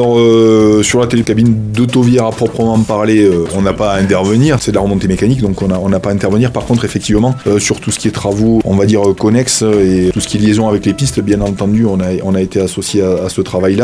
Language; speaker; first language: French; native; French